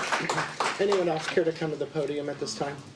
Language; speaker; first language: English; native; English